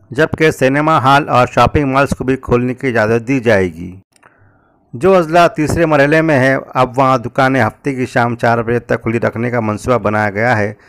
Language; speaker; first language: Urdu; native; Urdu